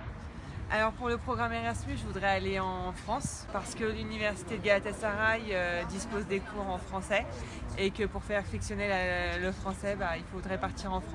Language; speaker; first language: French; non-native, fluent; Turkish